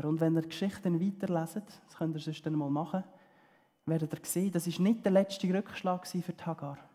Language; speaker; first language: German; early bilingual, heritage; German